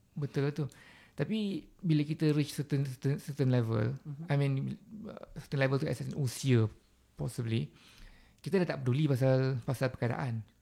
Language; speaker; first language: Malay; native; Malay